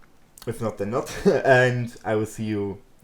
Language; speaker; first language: English; non-native, fluent; German